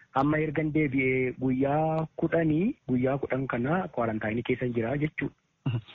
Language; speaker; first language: Oromo; native; Oromo